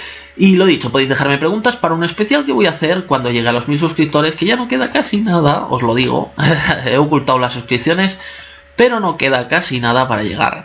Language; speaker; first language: Spanish; native; Spanish